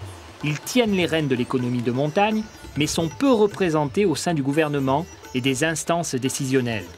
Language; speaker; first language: French; native; French